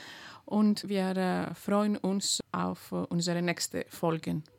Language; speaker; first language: German; non-native, fluent; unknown